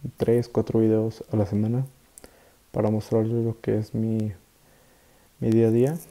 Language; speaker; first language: Spanish; native; Spanish